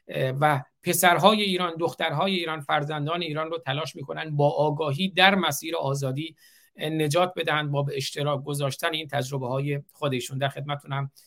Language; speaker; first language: Persian; native; Persian